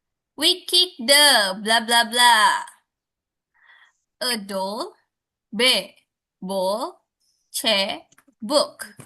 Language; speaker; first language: English; non-native, local second language; Indonesian